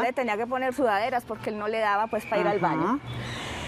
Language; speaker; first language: Spanish; native; Spanish